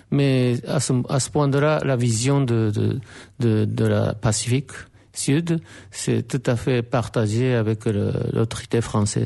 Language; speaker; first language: French; non-native, fluent; Japanese